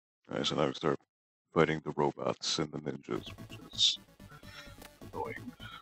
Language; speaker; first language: English; native; English